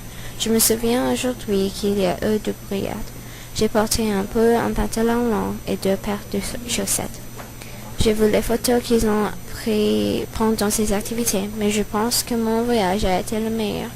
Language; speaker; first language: French; non-native, learner; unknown